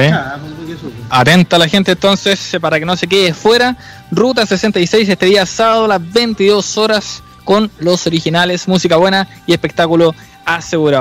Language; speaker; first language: Spanish; native; Spanish